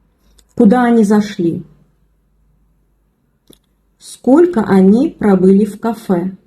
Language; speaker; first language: Russian; non-native, fluent; Azerbaijani